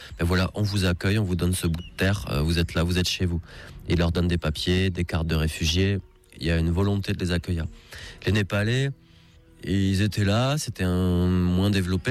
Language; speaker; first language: French; native; French